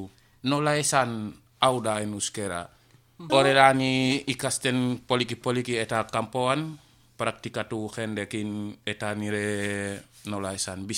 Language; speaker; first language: Basque; non-native, learner; Wolof